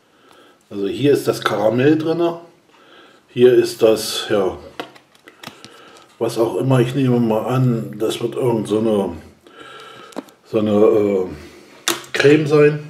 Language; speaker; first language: German; native; German